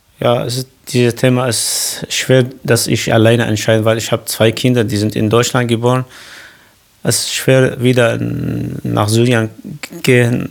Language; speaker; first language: German; non-native, local second language; Kurdish